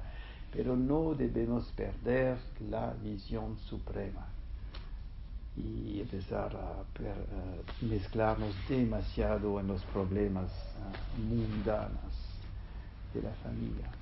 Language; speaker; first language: Spanish; non-native, fluent; French